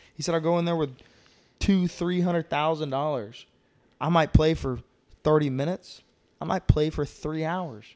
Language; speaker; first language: English; native; English